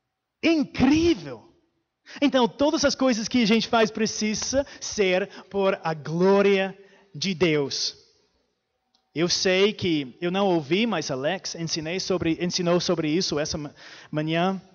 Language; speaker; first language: Portuguese; non-native, fluent; English